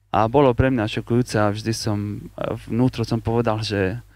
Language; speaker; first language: Slovak; non-native, learner; Persian